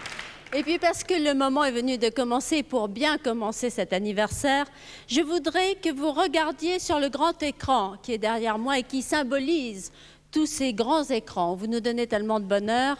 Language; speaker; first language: French; native; French